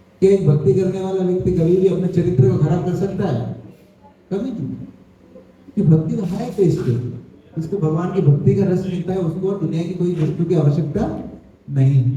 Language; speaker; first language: Hindi; non-native, local second language; Odia